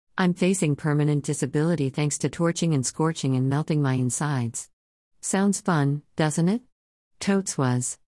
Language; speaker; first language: English; native; English